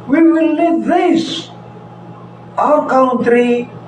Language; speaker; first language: English; non-native, local second language; Filipino